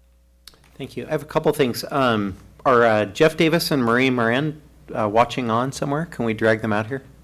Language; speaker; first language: English; native; English